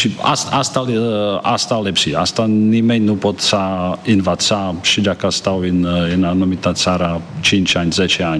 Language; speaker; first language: Romanian; non-native, learner; Czech